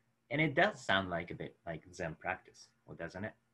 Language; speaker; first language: English; non-native, fluent; Japanese